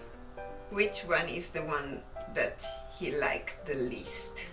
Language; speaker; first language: English; non-native, fluent; Italian